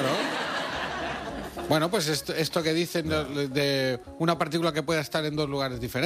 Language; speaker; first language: Spanish; native; Spanish